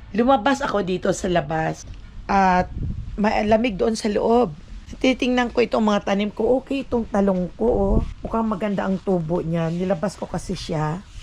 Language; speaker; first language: Filipino; native; Filipino